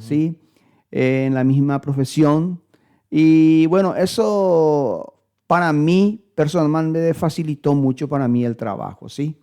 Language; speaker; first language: Spanish; native; Spanish